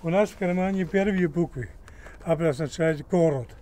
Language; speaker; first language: Russian; non-native, learner; German